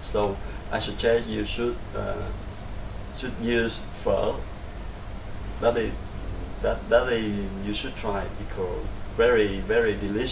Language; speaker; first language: English; non-native, learner; Vietnamese